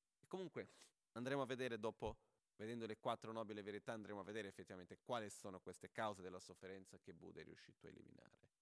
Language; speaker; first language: Italian; non-native, fluent; Portuguese